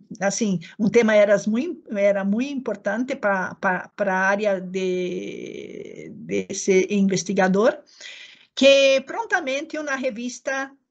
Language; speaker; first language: Spanish; non-native, learner; Portuguese